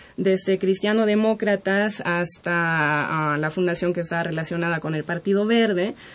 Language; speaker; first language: Spanish; non-native, fluent; German